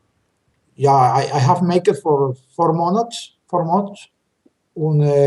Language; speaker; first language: English; non-native, learner; Spanish